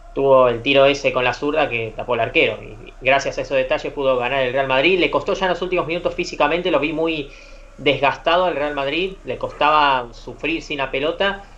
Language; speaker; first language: Spanish; native; Spanish